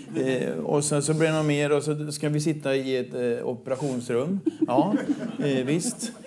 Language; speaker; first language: Swedish; native; Swedish